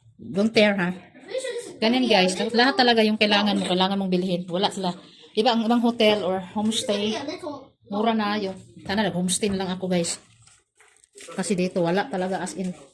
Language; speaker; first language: Filipino; non-native, local second language; Cebuano